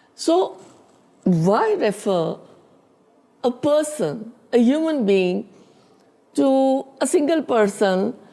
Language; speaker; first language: English; non-native, local second language; Urdu